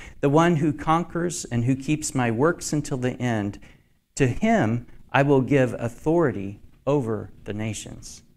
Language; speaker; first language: English; native; English